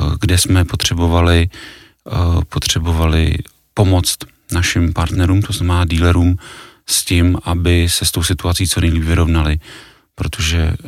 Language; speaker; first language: Czech; native; Czech